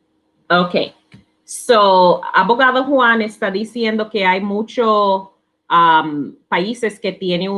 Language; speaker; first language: Spanish; non-native, learner; English